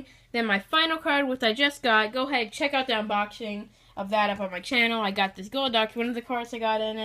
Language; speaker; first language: English; native; English